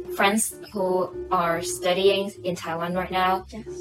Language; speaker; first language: English; non-native, local second language; Cantonese